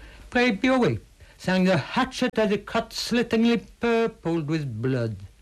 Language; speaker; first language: English; early bilingual, other home language; Italian